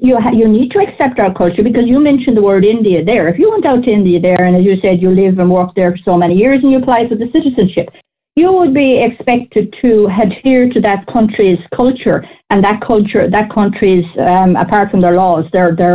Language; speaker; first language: English; native; English